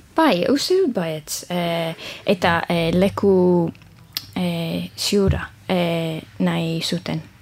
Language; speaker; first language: Basque; non-native, learner; English